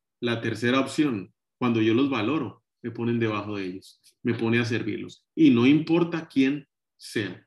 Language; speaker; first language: Spanish; native; Spanish